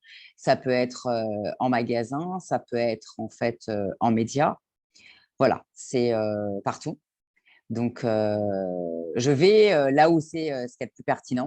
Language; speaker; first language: French; native; French